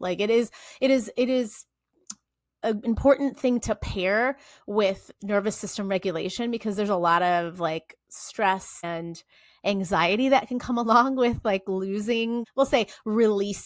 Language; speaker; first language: English; native; English